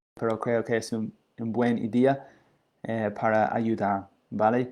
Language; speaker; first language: Spanish; non-native, learner; English